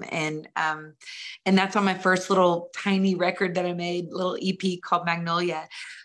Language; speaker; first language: English; native; English